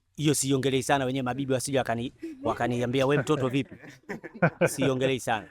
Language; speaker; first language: Swahili; native; Swahili